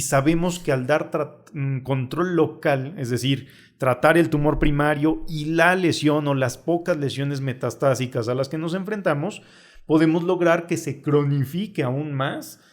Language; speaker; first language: Spanish; native; Spanish